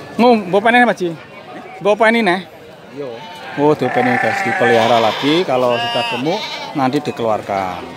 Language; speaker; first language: Indonesian; non-native, local second language; Javanese